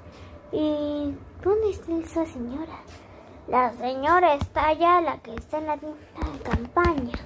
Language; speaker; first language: Spanish; native; Spanish